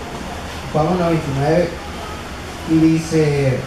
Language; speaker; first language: Spanish; native; Spanish